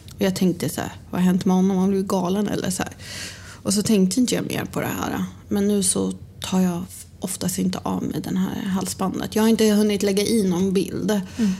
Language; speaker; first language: Swedish; early bilingual, other home language; Arabic